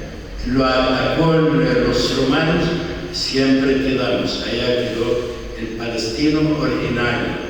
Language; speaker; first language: Spanish; non-native, fluent; Arabic